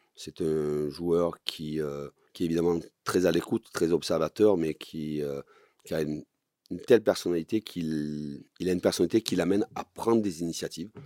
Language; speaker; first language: French; native; French